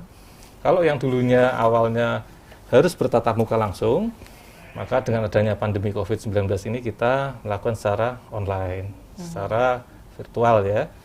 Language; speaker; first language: Indonesian; native; Indonesian